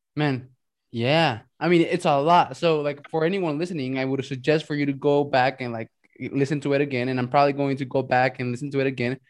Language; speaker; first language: English; early bilingual, other home language; Spanish